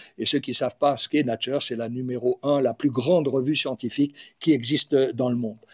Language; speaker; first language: French; native; French